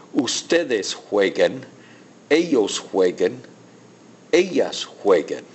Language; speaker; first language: Spanish; non-native, fluent; English